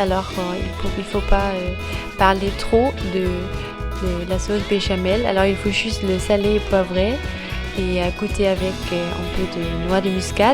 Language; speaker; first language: French; non-native, fluent; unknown